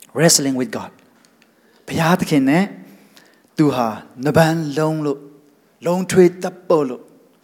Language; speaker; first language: Burmese; non-native, local second language; Hakha Chin